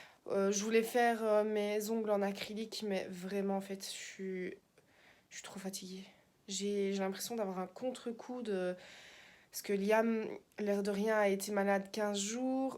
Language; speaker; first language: French; native; French